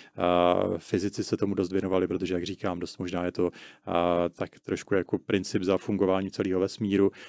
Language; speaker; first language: Czech; native; Czech